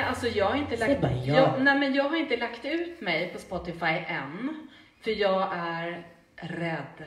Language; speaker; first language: Swedish; native; Swedish